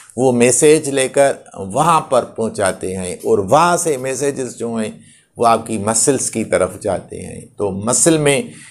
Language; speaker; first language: Urdu; non-native, local second language; Sindhi